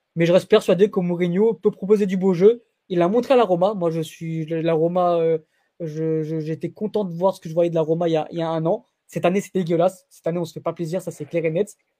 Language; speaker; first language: French; early bilingual, other home language; Portuguese